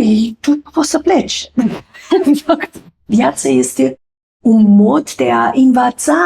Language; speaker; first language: Romanian; non-native, fluent; German